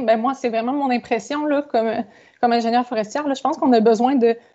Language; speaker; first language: French; native; French